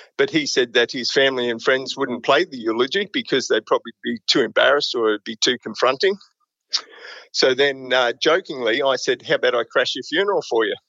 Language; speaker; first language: English; native; English